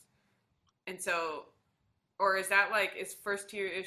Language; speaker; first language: English; native; English